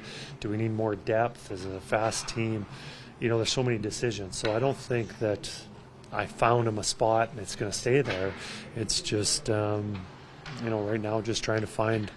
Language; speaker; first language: English; native; English